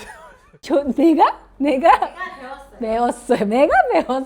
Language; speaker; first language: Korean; non-native, learner; Japanese